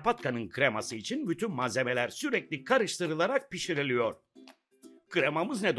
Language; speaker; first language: Turkish; native; Turkish